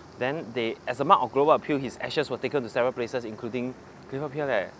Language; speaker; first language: English; non-native, local second language; Chinese